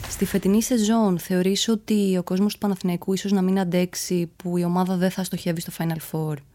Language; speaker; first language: Greek; native; Greek